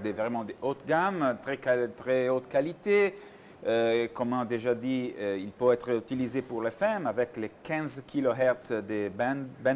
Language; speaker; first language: French; non-native, learner; Italian